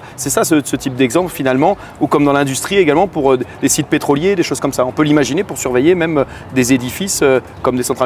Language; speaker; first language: French; native; French